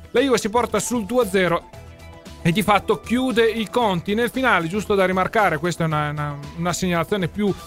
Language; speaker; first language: Italian; native; Italian